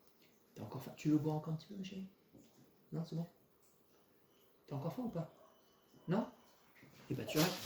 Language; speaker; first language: French; native; French